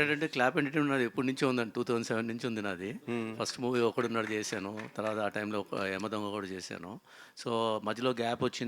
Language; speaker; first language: Telugu; native; Telugu